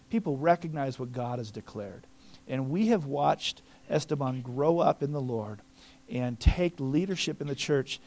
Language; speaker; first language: English; native; English